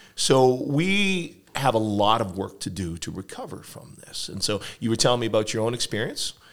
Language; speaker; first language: English; native; English